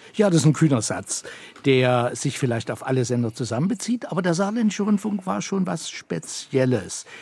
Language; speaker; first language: German; native; German